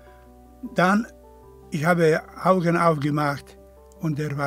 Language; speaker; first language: German; non-native, fluent; Polish